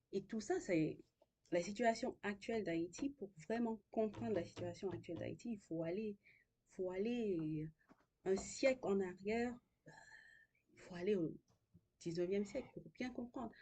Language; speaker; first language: French; non-native, local second language; Haitian Creole